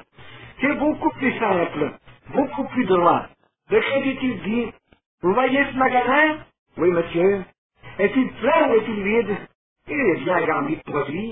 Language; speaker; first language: French; native; French